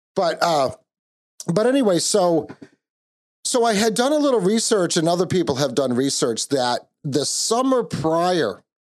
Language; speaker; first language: English; native; English